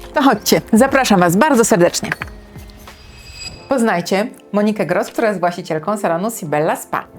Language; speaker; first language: Polish; native; Polish